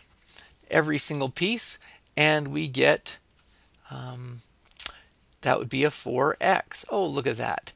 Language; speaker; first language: English; native; English